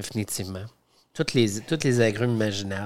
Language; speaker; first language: French; native; French